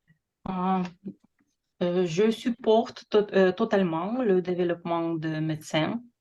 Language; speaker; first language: French; non-native, fluent; Russian